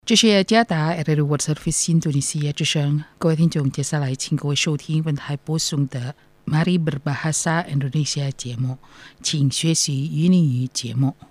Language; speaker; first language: Chinese; non-native, fluent; Indonesian